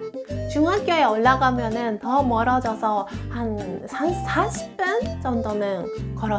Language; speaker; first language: Korean; non-native, fluent; Japanese